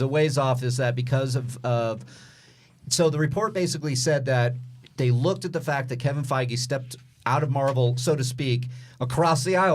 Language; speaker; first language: English; native; English